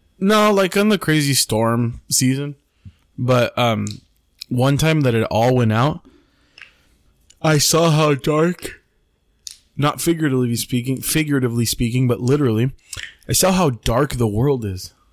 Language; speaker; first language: English; early bilingual, other home language; Spanish